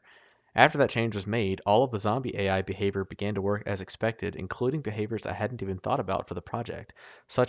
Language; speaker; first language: English; native; English